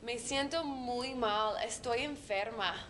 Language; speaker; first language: Spanish; non-native, learner; English